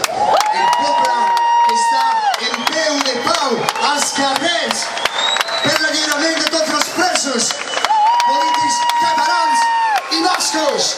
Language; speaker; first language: Catalan; non-native, local second language; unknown